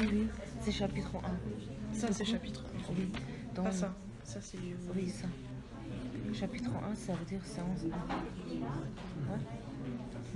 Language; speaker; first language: French; non-native, learner; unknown